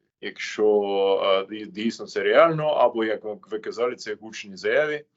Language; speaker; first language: Ukrainian; non-native, fluent; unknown